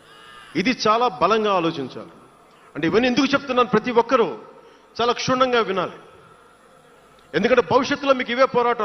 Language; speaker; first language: Telugu; native; Telugu